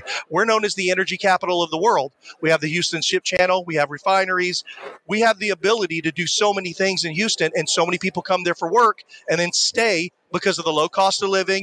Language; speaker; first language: English; native; English